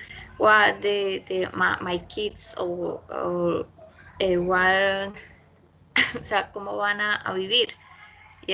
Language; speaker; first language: English; non-native, learner; Spanish